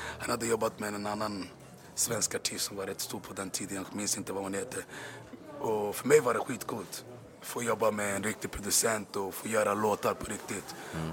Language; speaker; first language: Swedish; native; Swedish